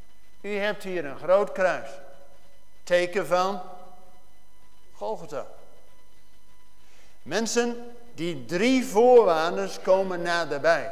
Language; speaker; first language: Dutch; native; Dutch